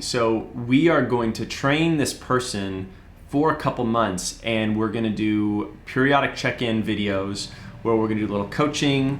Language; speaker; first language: English; native; English